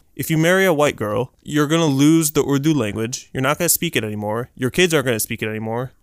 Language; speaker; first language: English; early bilingual, other home language; Urdu